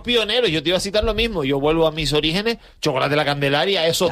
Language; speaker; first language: Spanish; native; Spanish